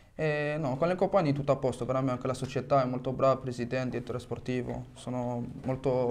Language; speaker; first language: Italian; non-native, fluent; French